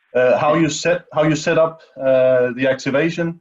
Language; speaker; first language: English; non-native, fluent; Danish